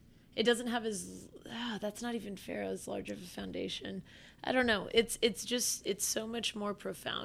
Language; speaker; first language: English; native; English